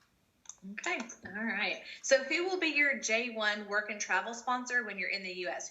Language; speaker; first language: English; native; English